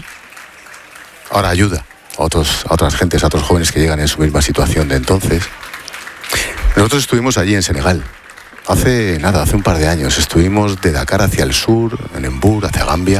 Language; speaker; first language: Spanish; native; Spanish